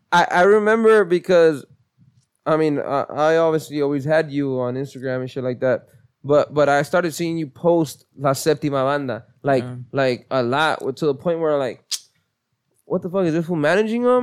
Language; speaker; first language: English; early bilingual, other home language; Spanish